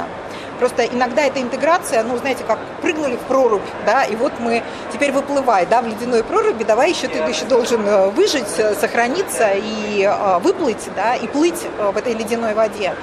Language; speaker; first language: Russian; native; Russian